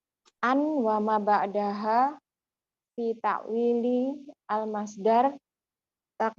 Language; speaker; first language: Arabic; non-native, learner; Indonesian